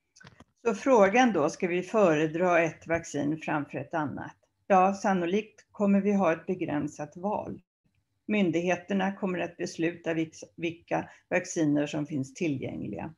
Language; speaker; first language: Swedish; native; Swedish